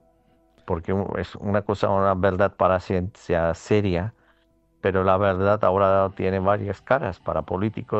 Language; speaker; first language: Spanish; non-native, fluent; Armenian